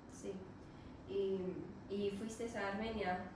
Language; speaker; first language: Spanish; non-native, learner; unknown